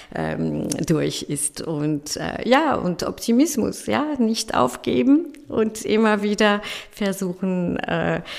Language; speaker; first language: German; non-native, fluent; French